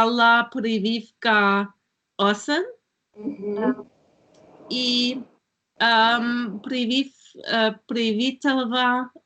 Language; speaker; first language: Russian; non-native, learner; German